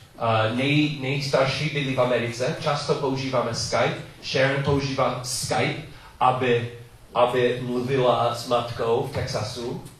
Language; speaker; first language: Czech; non-native, learner; English